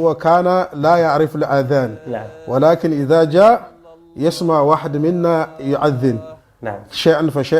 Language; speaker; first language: Arabic; non-native, fluent; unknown